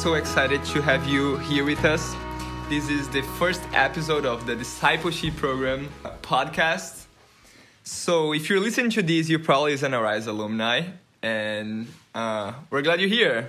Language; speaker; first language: English; non-native, fluent; Portuguese